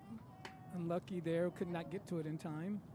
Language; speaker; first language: English; native; English